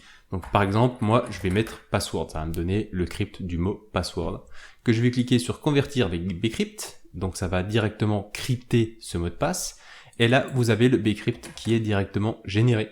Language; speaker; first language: French; native; French